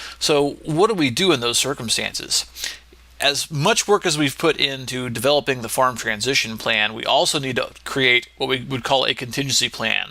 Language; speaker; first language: English; native; English